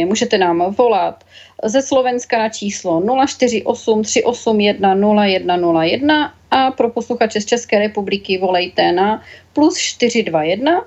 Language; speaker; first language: Czech; native; Czech